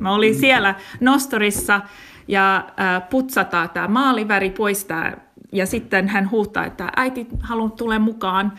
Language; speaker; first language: Finnish; non-native, learner; English